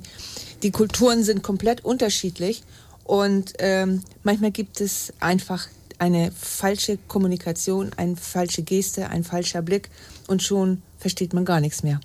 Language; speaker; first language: German; native; German